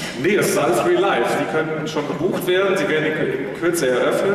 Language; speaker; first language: German; native; German